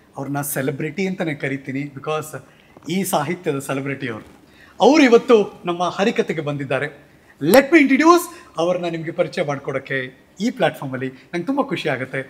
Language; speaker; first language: Kannada; native; Kannada